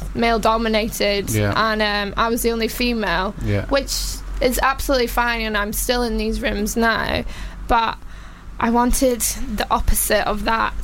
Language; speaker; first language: English; native; English